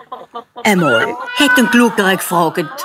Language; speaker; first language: German; native; German